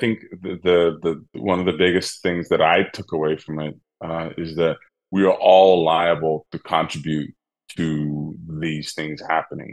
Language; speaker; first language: English; non-native, fluent; Dutch